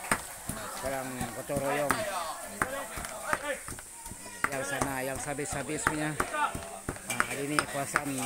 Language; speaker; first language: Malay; non-native, local second language; Iban